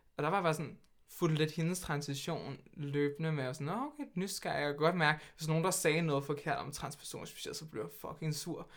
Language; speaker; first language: Danish; native; Danish